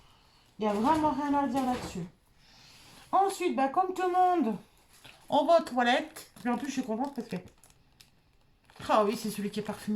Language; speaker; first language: French; native; French